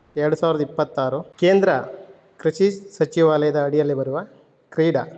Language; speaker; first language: Kannada; native; Kannada